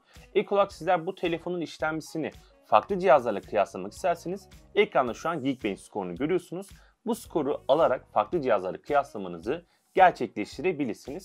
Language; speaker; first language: Turkish; native; Turkish